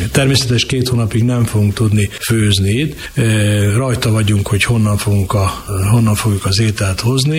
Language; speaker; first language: Hungarian; native; Hungarian